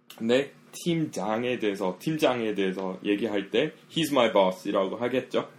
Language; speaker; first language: Korean; non-native, fluent; English